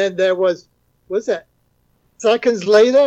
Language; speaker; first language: English; native; English